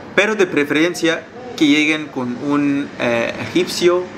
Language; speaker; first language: Spanish; non-native, fluent; Arabic